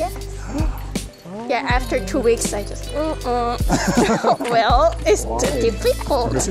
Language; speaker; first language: English; non-native, learner; Korean